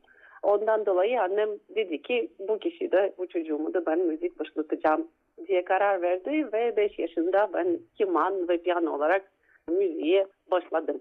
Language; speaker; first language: Turkish; non-native, fluent; Russian